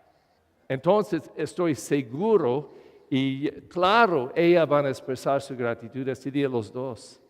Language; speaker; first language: Spanish; non-native, learner; English